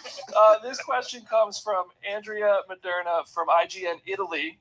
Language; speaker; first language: English; native; English